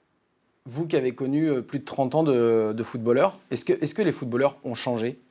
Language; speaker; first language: French; native; French